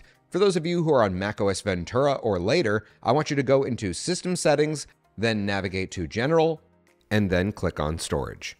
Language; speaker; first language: English; native; English